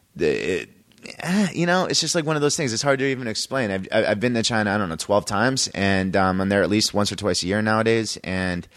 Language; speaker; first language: English; native; English